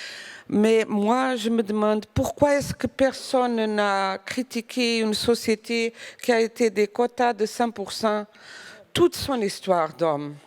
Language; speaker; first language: French; non-native, fluent; Portuguese